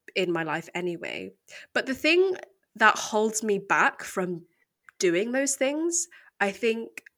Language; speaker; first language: English; native; English